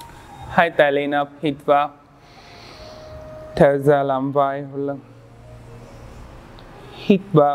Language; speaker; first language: Vietnamese; non-native, learner; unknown